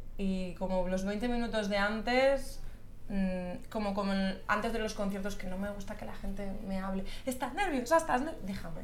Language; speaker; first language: Spanish; non-native, local second language; Catalan